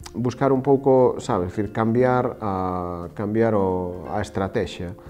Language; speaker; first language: Galician; native; Galician